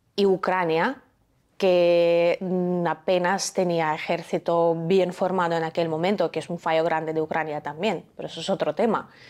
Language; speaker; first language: Spanish; non-native, fluent; Ukrainian